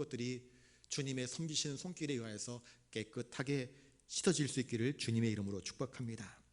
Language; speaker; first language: Korean; native; Korean